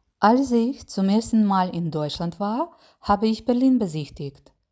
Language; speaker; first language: German; non-native, fluent; Ukrainian